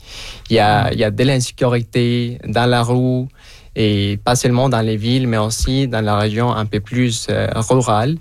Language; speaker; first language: French; non-native, fluent; Spanish